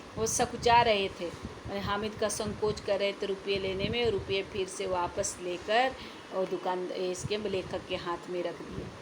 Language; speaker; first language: Hindi; native; Hindi